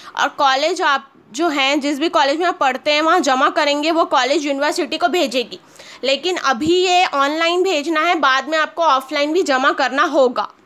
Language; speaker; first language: Hindi; native; Hindi